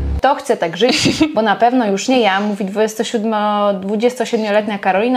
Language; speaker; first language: Polish; native; Polish